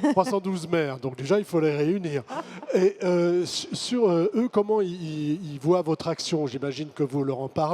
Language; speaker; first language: French; native; French